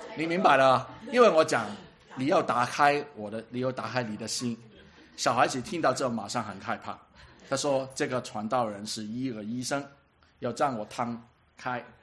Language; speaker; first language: Chinese; non-native, local second language; Cantonese